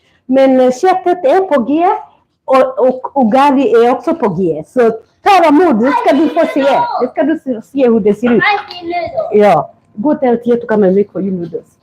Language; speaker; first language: Swedish; non-native, fluent; Kikuyu